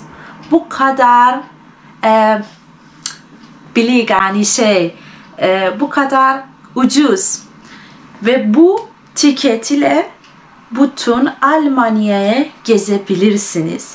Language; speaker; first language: Turkish; non-native, fluent; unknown